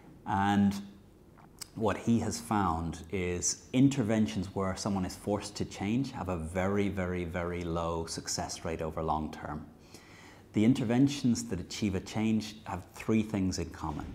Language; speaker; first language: English; native; English